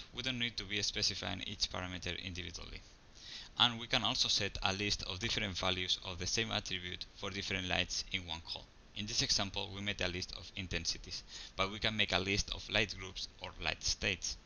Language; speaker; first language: English; non-native, fluent; Spanish